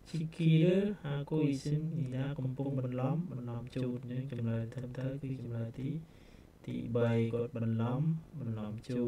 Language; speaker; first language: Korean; non-native, fluent; Khmer